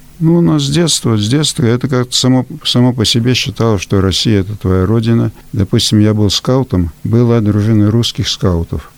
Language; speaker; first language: Russian; early bilingual, heritage; Russian